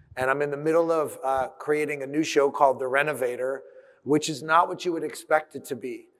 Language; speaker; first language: English; early bilingual, other home language; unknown